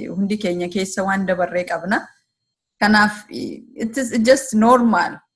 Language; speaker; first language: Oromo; early bilingual, heritage; Oromo